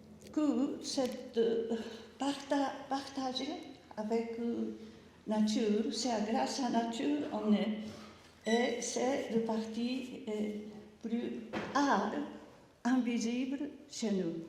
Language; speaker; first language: French; non-native, learner; Japanese